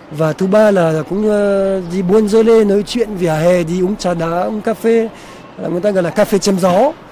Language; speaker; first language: Vietnamese; non-native, fluent; French